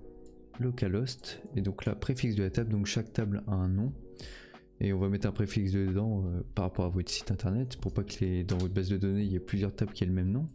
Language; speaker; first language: French; native; French